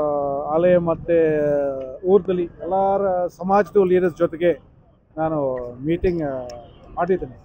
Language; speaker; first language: Kannada; non-native, fluent; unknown